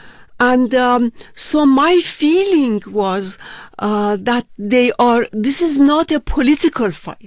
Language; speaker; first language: English; non-native, fluent; Persian